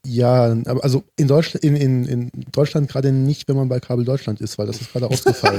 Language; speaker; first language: German; native; German